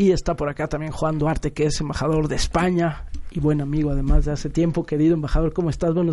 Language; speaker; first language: Spanish; native; Spanish